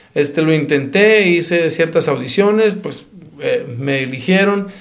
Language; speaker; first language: Spanish; early bilingual, heritage; Spanish